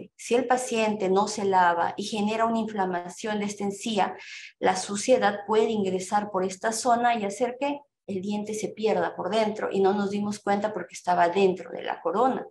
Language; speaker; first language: Spanish; native; Spanish